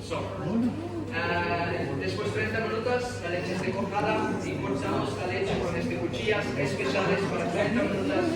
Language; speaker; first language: Spanish; non-native, learner; Dutch